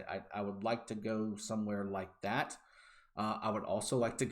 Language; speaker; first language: English; native; English